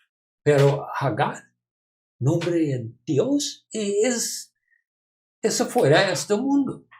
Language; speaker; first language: Spanish; non-native, learner; English